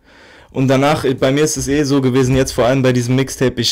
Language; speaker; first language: German; native; German